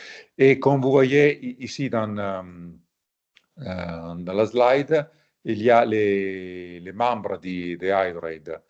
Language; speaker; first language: French; non-native, fluent; Italian